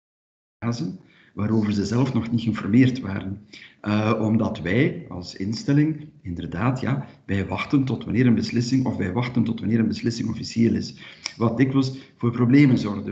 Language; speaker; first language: Dutch; native; Dutch